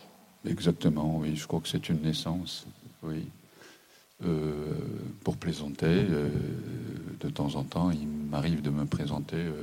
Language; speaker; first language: French; non-native, fluent; Japanese